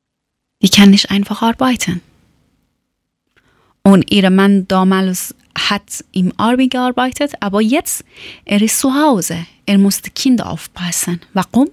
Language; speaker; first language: German; non-native, learner; Persian